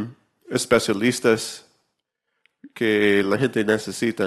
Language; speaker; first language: Spanish; non-native, fluent; English